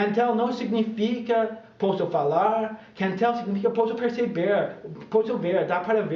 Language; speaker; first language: Portuguese; non-native, fluent; English